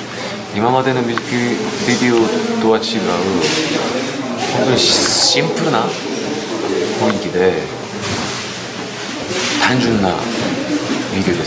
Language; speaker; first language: Japanese; non-native, fluent; Korean